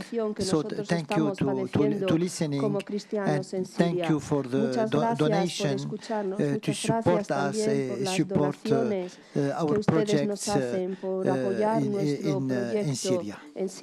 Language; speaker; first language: English; non-native, fluent; Arabic